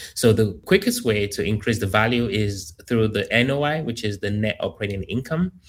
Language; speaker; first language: English; non-native, local second language; Yoruba